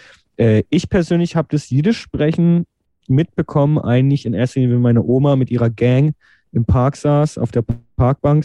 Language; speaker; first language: German; native; German